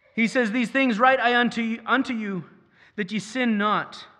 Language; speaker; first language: English; native; English